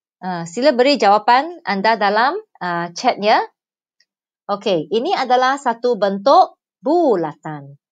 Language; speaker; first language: Malay; non-native, local second language; Chinese